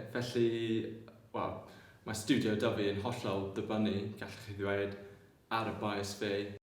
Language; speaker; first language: Welsh; non-native, local second language; English